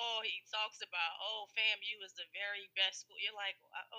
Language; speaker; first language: English; native; English